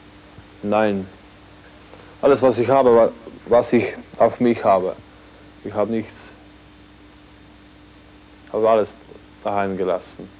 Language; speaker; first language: German; non-native, learner; Hungarian